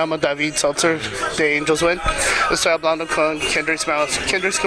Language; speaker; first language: Spanish; non-native, learner; English